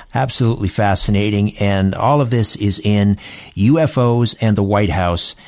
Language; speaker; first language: English; native; English